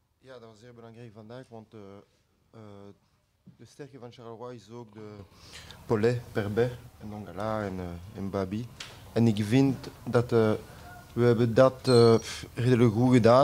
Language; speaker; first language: Dutch; non-native, local second language; French